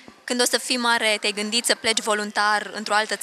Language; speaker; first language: Romanian; native; Romanian